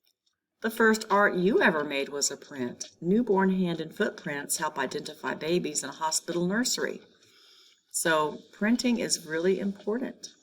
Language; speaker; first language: English; native; English